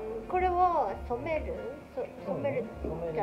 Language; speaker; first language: Japanese; non-native, learner; Cantonese